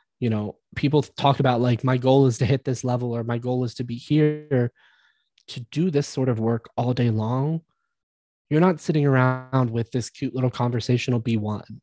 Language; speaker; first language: English; native; English